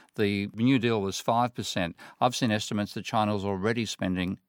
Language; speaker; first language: English; native; English